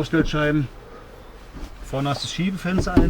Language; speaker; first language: German; native; German